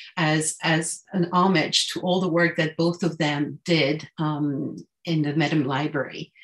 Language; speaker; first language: English; non-native, fluent; French